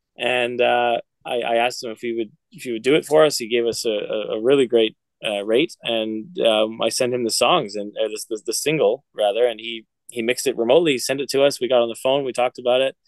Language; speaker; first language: English; native; English